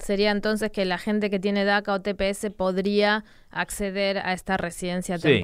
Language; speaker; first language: Spanish; native; Spanish